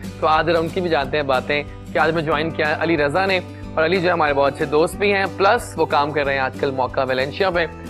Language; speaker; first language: Urdu; native; Urdu